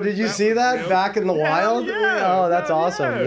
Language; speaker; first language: English; native; English